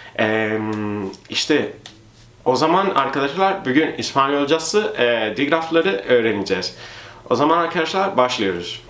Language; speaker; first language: Turkish; non-native, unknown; Spanish